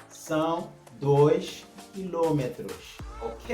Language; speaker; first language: Portuguese; non-native, fluent; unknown